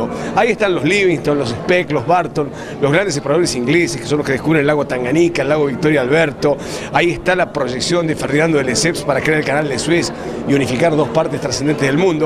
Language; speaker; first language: Spanish; native; Spanish